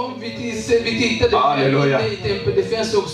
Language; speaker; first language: Swedish; non-native, learner; Swahili